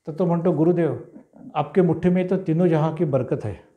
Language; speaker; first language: Hindi; non-native, local second language; Marathi